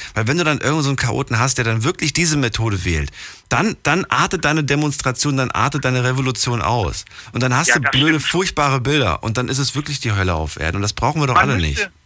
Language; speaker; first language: German; native; German